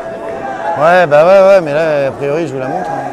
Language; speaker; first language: French; native; French